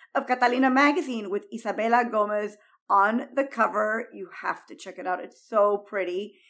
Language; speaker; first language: English; early bilingual, heritage; Spanish